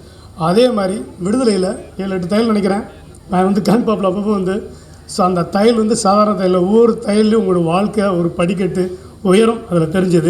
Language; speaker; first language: Tamil; native; Tamil